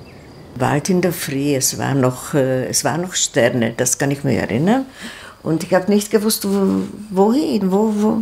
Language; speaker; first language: German; non-native, fluent; Czech